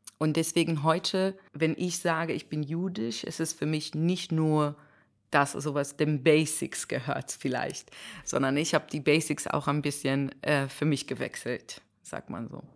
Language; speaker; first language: German; non-native, fluent; Hebrew